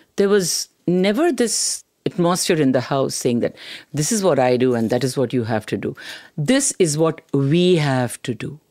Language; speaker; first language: English; non-native, local second language; Tamil